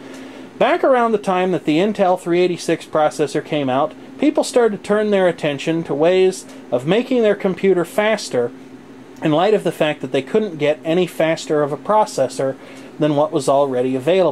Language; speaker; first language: English; native; English